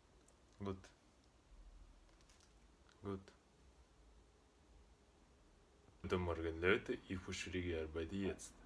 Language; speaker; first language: German; non-native, learner; Russian